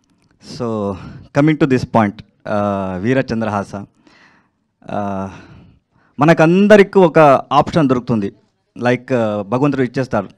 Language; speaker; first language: Telugu; non-native, learner; Kannada